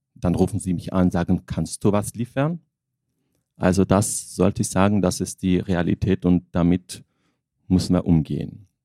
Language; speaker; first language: German; non-native, fluent; Armenian